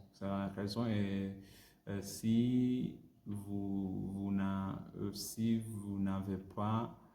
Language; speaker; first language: French; non-native, learner; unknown